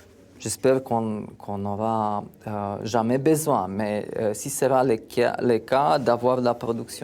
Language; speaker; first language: French; non-native, fluent; Romanian